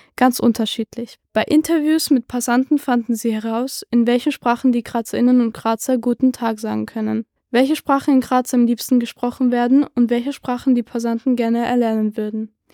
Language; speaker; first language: German; native; German